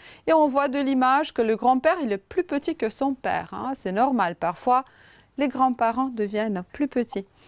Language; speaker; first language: French; non-native, fluent; Romanian